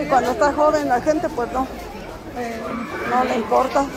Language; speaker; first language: Spanish; native; Spanish